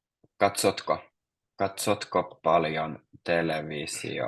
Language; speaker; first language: Finnish; non-native, fluent; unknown